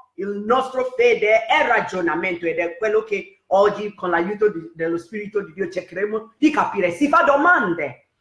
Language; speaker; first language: Italian; non-native, fluent; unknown